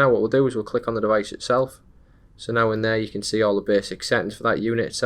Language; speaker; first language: English; native; English